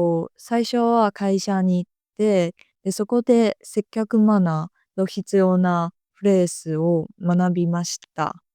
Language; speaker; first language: Japanese; non-native, fluent; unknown